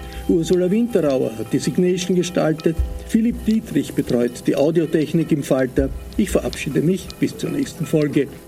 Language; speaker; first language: German; native; German